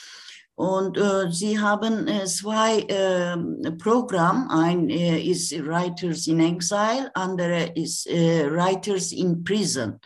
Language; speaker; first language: German; non-native, learner; Turkish